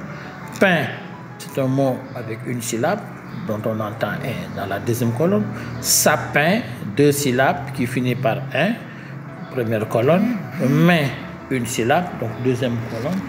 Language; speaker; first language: French; native; French